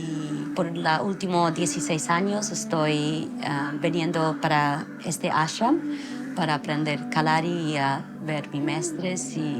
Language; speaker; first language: Spanish; non-native, fluent; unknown